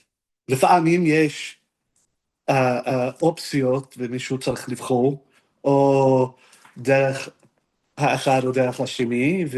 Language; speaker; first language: Hebrew; non-native, fluent; English